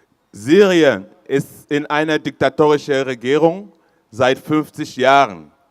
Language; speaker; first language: German; non-native, fluent; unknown